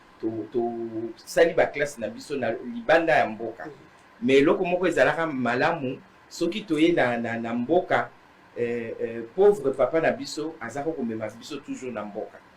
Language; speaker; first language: Lingala; native; Lingala